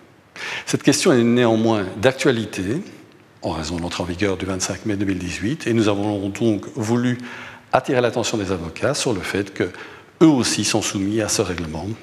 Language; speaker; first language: French; native; French